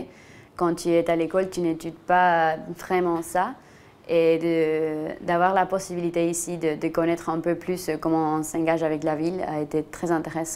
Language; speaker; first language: French; non-native, fluent; Spanish